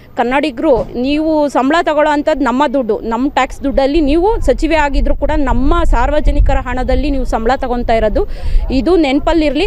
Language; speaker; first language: Kannada; non-native, local second language; Marathi